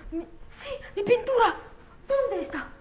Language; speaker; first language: Spanish; non-native, learner; French